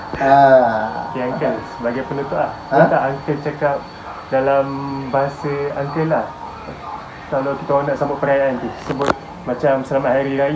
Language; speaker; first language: Malay; native; Malay